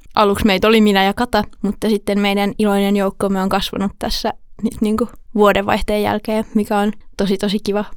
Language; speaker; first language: Finnish; native; Finnish